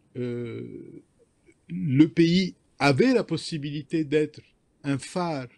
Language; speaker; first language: French; non-native, local second language; Arabic